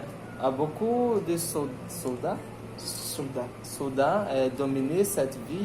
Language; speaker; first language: French; non-native, learner; Portuguese